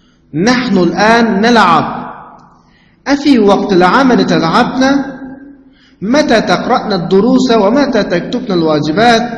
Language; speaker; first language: Arabic; non-native, fluent; Uzbek